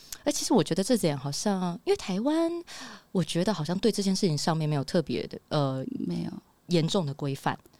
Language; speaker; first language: Chinese; native; Chinese